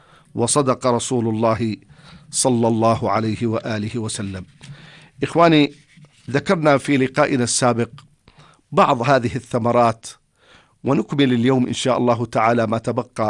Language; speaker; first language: Arabic; native; Arabic